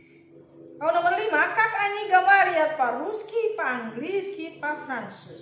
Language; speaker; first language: Russian; non-native, learner; Indonesian